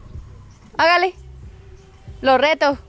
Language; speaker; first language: Spanish; native; Spanish